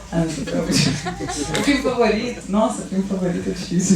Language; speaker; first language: Portuguese; native; Portuguese